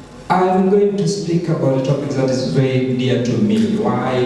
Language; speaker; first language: English; non-native, local second language; Swahili